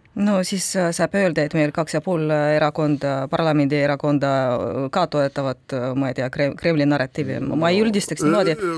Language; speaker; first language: Estonian; non-native, local second language; Russian